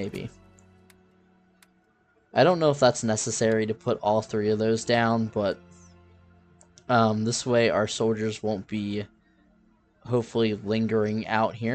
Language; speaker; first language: English; native; English